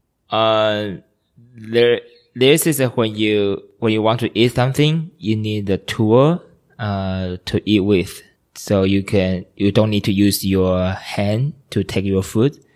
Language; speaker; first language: English; non-native, learner; Chinese